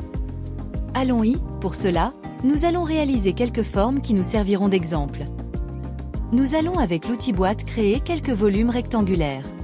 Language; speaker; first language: French; native; French